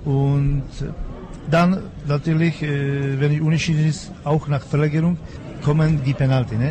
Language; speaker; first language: German; non-native, learner; Czech